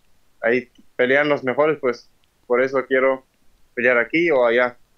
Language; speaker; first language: Spanish; early bilingual, heritage; Spanish